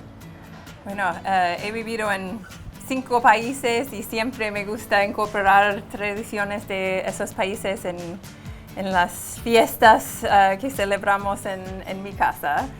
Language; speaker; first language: Spanish; non-native, fluent; English